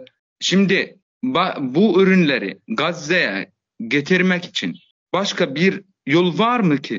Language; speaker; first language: Turkish; non-native, fluent; Arabic